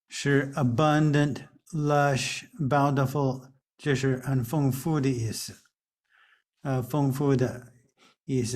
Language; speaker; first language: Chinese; non-native, fluent; English